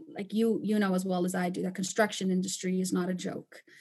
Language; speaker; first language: English; non-native, fluent; Spanish